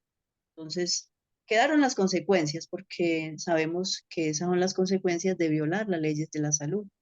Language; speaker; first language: Spanish; native; Spanish